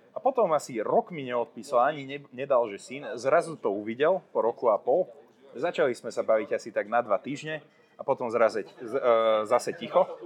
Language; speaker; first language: Slovak; non-native, local second language; Hungarian